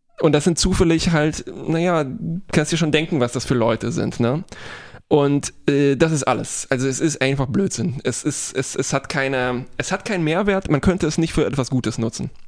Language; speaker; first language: German; non-native, fluent; Polish